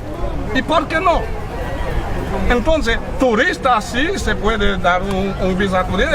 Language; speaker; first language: Spanish; non-native, fluent; Haitian Creole